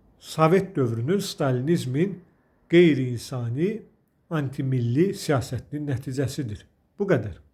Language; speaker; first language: Azerbaijani; non-native, local second language; Talysh